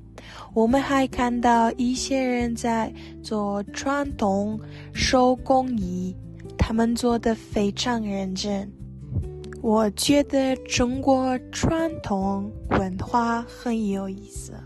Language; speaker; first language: Chinese; non-native, learner; Russian